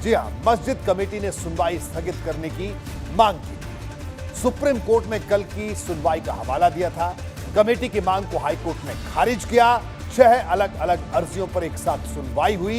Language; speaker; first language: Hindi; native; Hindi